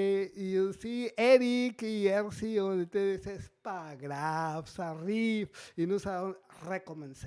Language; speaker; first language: French; non-native, learner; Spanish